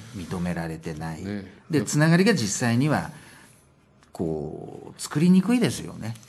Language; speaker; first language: Japanese; native; Japanese